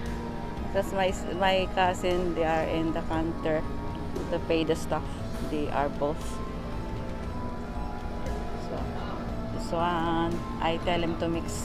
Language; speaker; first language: English; non-native, local second language; Filipino